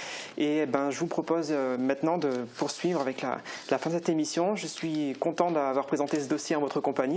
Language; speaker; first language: French; native; French